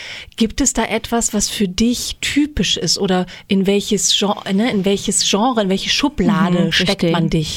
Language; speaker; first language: German; native; German